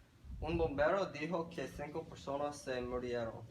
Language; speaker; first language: Spanish; non-native, learner; English